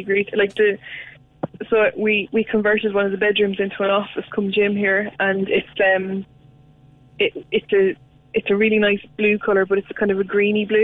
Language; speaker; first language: English; native; English